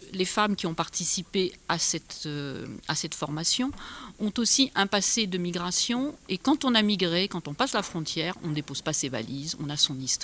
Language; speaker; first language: French; native; French